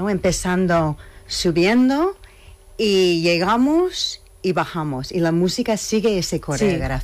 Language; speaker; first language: Spanish; non-native, fluent; English